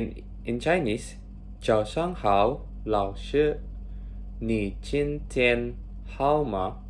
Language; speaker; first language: Chinese; non-native, learner; Indonesian